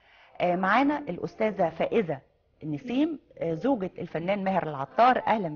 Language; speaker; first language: Arabic; native; Arabic